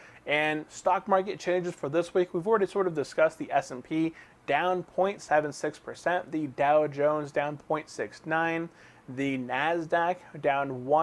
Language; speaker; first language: English; native; English